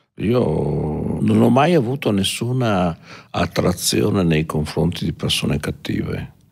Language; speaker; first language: Italian; native; Italian